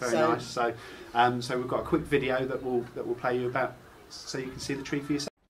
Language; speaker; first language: English; native; English